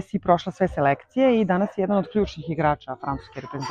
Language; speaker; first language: Croatian; native; Croatian